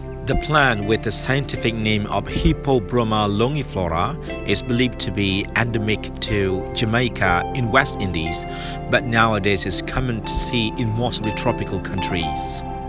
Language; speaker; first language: English; non-native, fluent; Balinese